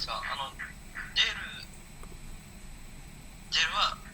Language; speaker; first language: Japanese; non-native, learner; Indonesian